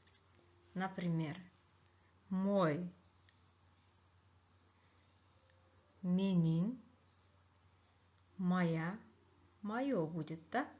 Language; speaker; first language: Russian; non-native, local second language; Kyrgyz